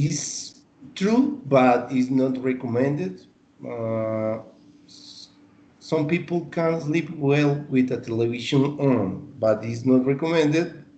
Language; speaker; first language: English; non-native, learner; Spanish